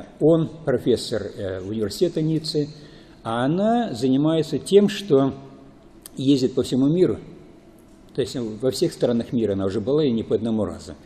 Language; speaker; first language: Russian; native; Russian